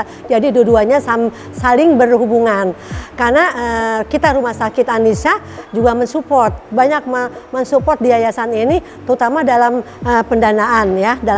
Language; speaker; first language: Indonesian; native; Indonesian